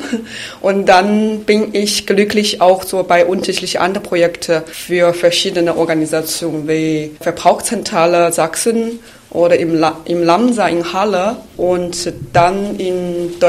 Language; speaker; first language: German; non-native, fluent; Chinese